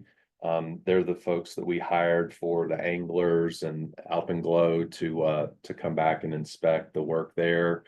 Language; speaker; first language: English; native; English